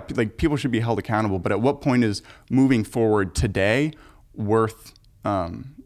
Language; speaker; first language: English; early bilingual, other home language; German